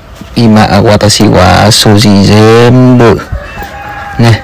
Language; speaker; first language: Japanese; non-native, learner; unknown